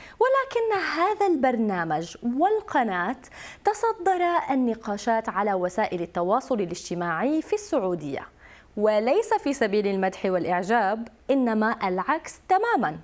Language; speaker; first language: Arabic; native; Arabic